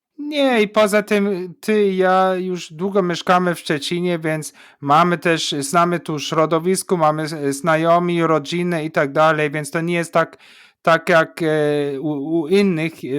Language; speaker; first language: Polish; non-native, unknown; German